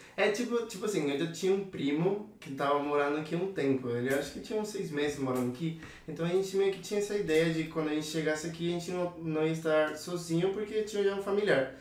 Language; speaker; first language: Portuguese; non-native, fluent; Spanish